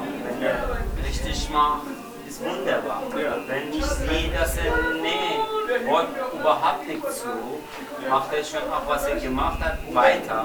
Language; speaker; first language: German; non-native, learner; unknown